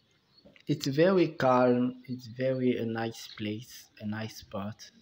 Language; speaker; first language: English; non-native, fluent; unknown